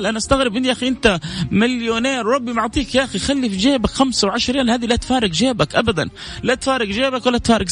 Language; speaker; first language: Arabic; native; Arabic